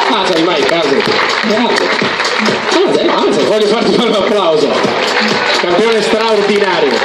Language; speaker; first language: Italian; native; Italian